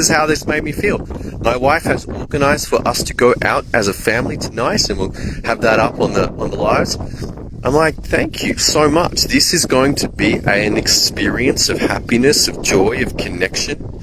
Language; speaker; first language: English; native; English